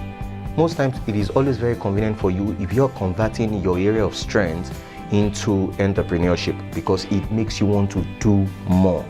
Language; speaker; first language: English; non-native, local second language; Yoruba